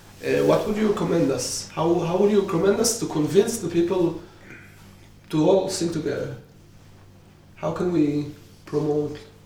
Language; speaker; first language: English; non-native, fluent; Hebrew